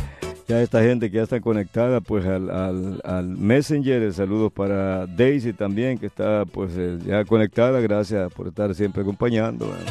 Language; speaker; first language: Spanish; native; Spanish